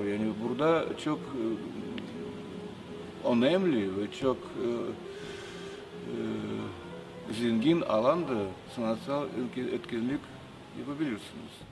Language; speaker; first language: Turkish; non-native, fluent; Russian